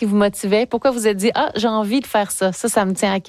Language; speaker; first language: French; native; French